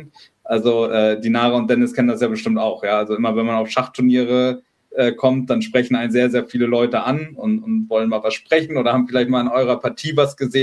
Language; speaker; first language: German; native; German